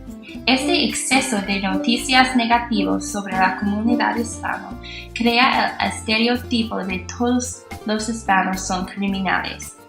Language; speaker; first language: Spanish; non-native, learner; English